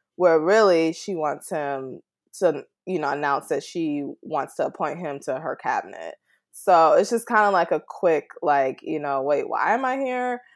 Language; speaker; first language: English; native; English